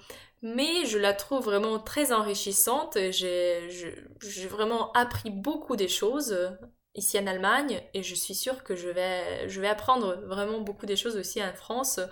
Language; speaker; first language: French; non-native, fluent; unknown